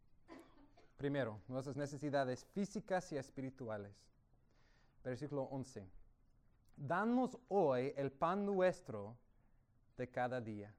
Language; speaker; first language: Spanish; non-native, fluent; English